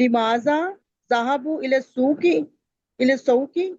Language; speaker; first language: Arabic; non-native, learner; Urdu